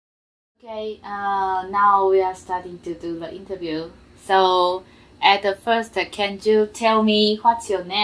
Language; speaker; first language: English; non-native, learner; Japanese